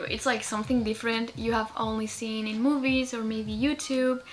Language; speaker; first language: English; non-native, fluent; Spanish